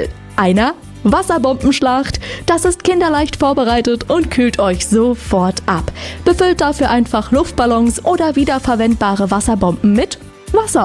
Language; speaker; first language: German; native; German